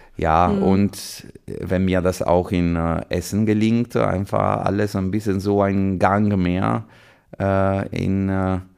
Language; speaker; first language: German; non-native, fluent; Italian